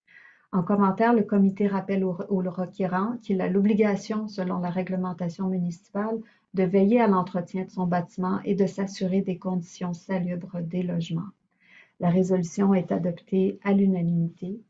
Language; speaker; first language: French; native; French